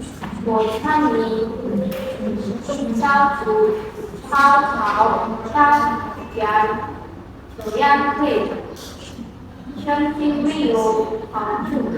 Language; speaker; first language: Chinese; non-native, learner; Indonesian